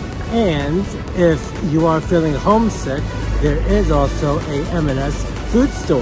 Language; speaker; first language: English; native; English